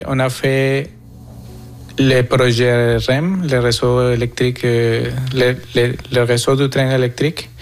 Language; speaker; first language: French; non-native, fluent; Spanish